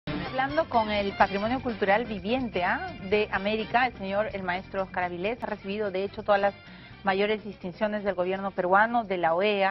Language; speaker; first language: Spanish; native; Spanish